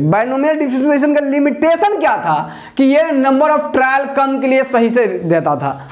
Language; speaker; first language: Hindi; native; Hindi